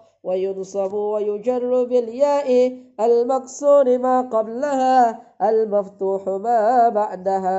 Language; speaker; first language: Arabic; non-native, fluent; Indonesian